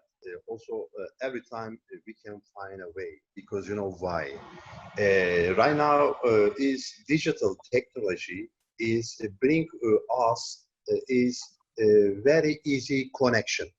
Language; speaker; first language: English; non-native, learner; Turkish